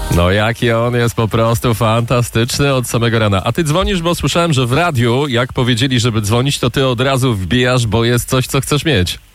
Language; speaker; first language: Polish; native; Polish